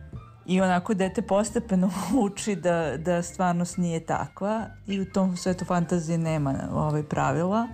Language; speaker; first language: Serbian; native; Serbian